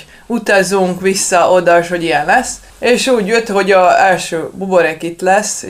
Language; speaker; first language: Hungarian; non-native, learner; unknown